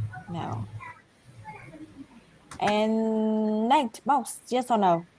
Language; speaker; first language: English; non-native, learner; Vietnamese